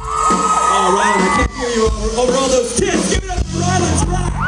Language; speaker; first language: English; native; English